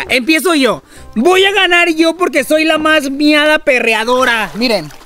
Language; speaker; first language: Spanish; native; Spanish